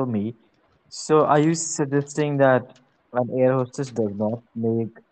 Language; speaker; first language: English; non-native, local second language; Malayalam